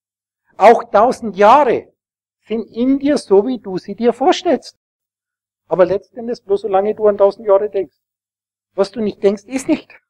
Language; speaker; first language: German; native; German